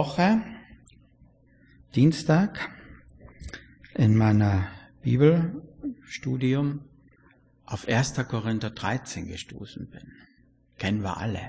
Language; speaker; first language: German; native; German